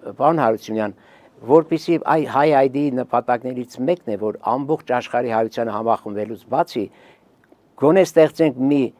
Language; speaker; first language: Armenian; native; Armenian